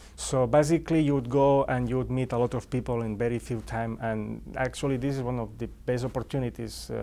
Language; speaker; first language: English; non-native, fluent; Spanish